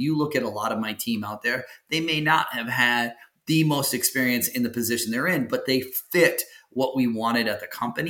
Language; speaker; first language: English; native; English